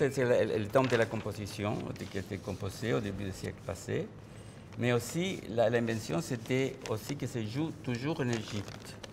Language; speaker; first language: French; non-native, fluent; Spanish